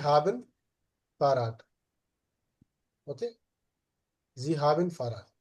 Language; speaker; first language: German; non-native, fluent; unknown